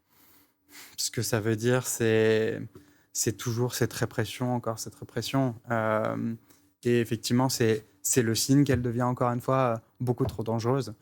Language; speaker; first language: French; native; French